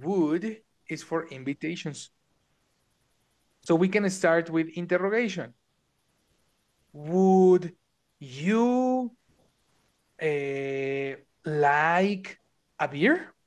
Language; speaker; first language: English; non-native, fluent; Spanish